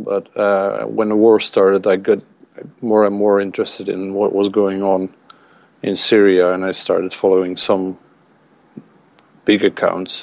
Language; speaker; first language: English; non-native, fluent; Dutch